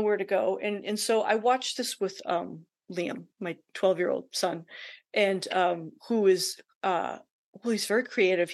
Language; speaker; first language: English; native; English